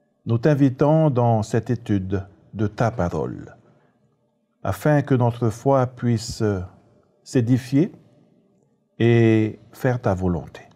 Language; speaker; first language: French; native; French